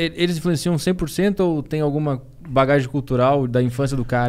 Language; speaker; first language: Portuguese; native; Portuguese